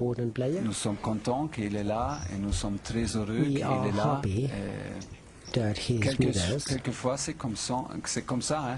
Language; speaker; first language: French; non-native, fluent; German